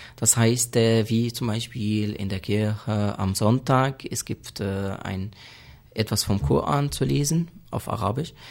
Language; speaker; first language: German; non-native, fluent; Arabic